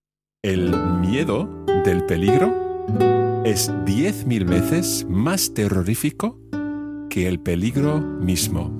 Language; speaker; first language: Spanish; non-native, fluent; English